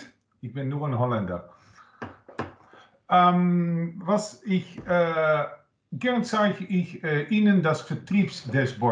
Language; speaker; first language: German; non-native, learner; Dutch